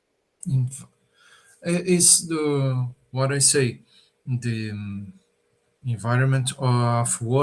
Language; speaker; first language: English; non-native, learner; Portuguese